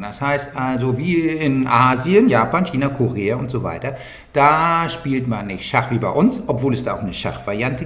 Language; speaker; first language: German; native; German